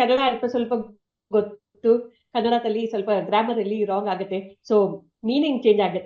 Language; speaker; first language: Kannada; non-native, learner; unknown